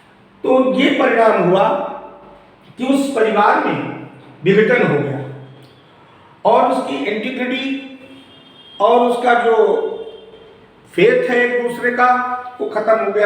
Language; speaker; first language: Hindi; native; Hindi